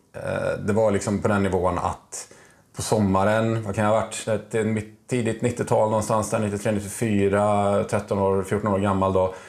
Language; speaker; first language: Swedish; native; Swedish